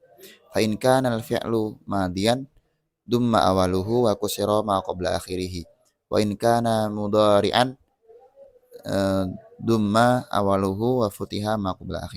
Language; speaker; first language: Arabic; non-native, learner; Indonesian